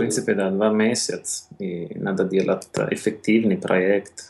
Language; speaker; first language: Russian; non-native, learner; Italian